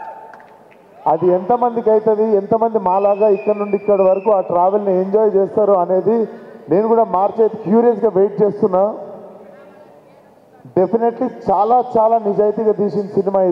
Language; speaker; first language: Telugu; native; Telugu